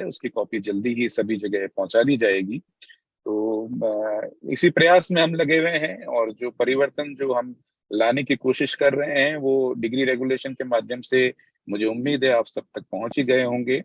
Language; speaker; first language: Hindi; native; Hindi